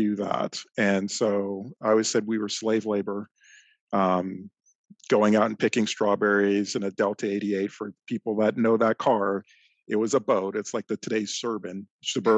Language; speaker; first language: English; native; English